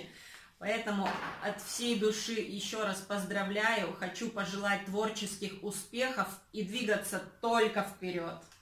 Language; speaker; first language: Russian; native; Russian